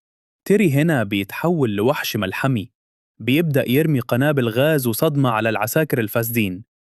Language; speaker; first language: Arabic; native; Arabic